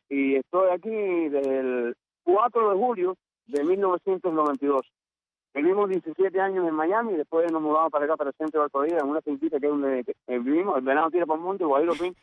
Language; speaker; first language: Spanish; native; Spanish